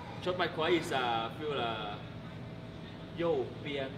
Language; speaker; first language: English; non-native, learner; Thai